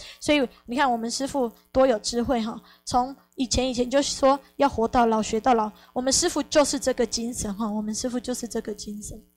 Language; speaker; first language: Chinese; non-native, fluent; Spanish